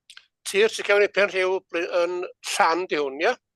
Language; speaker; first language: Welsh; native; Welsh